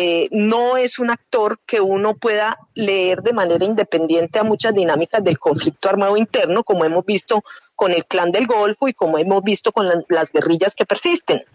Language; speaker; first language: Spanish; native; Spanish